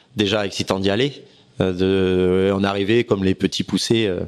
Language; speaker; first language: French; native; French